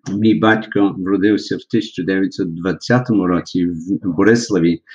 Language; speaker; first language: Ukrainian; early bilingual, heritage; English